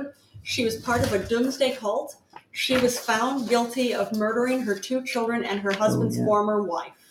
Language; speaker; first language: English; native; English